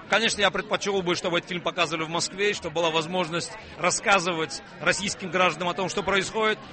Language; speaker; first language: Russian; native; Russian